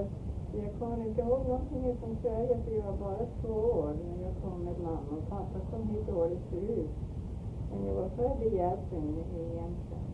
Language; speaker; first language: Swedish; early bilingual, other home language; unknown